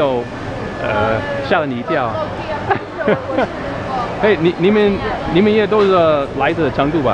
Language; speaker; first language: Chinese; non-native, fluent; English